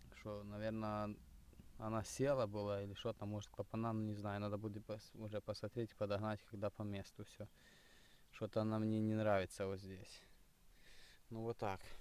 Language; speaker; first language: Russian; non-native, local second language; Ukrainian